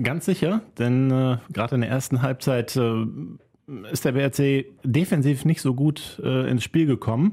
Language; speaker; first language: German; native; German